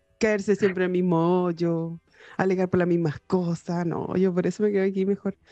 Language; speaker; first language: Spanish; native; Spanish